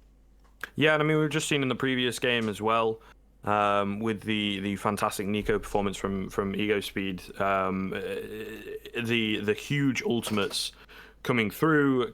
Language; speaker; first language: English; native; English